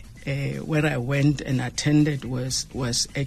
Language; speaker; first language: English; non-native, local second language; Northern Sotho